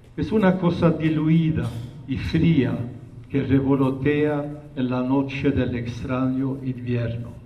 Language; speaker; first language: Spanish; non-native, fluent; Swedish